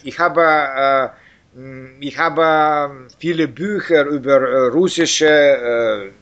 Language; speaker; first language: German; non-native, learner; Russian